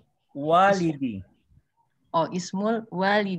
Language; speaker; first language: Arabic; non-native, learner; Indonesian